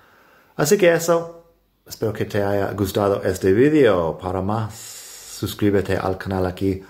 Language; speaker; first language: Spanish; non-native, fluent; English